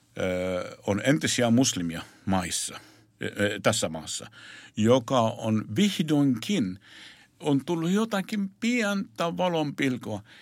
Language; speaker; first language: Finnish; non-native, fluent; Arabic